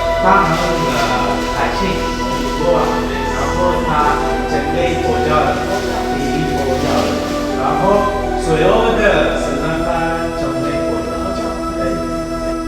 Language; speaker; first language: Chinese; non-native, learner; Sinhala